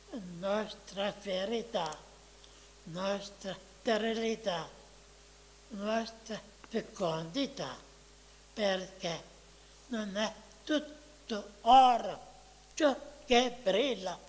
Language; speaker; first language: Italian; non-native, fluent; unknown